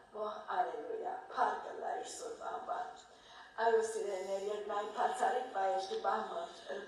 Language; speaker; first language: Armenian; early bilingual, heritage; Armenian